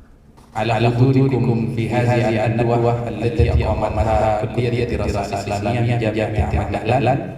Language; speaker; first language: Arabic; non-native, fluent; Indonesian